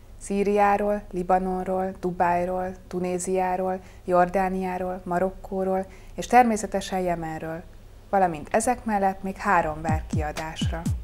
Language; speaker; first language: Hungarian; native; Hungarian